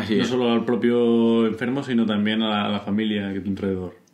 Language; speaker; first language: Spanish; native; Spanish